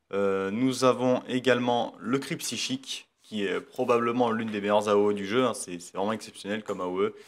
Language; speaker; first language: French; native; French